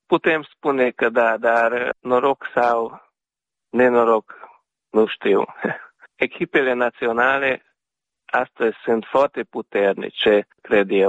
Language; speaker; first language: Romanian; early bilingual, heritage; Romanian